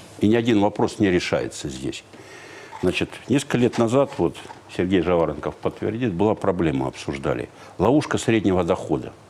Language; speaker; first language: Russian; native; Russian